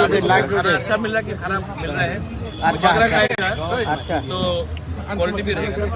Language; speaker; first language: Hindi; non-native, local second language; Kok Borok